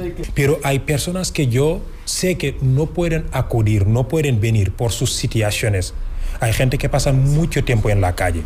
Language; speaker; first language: Spanish; non-native, fluent; Wolof